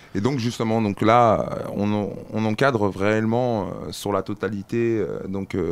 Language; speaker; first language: French; native; French